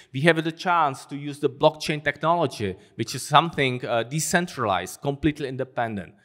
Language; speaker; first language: English; non-native, fluent; Czech